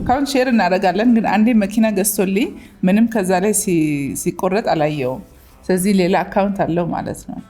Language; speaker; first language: Amharic; non-native, local second language; Oromo